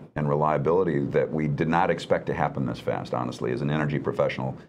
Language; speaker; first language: English; native; English